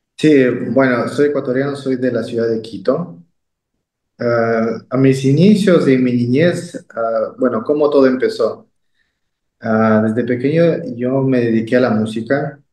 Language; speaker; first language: Spanish; native; Spanish